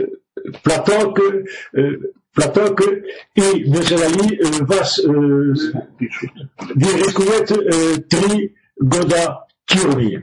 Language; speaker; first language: Russian; non-native, learner; French